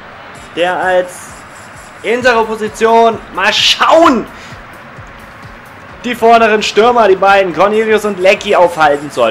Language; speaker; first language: German; native; German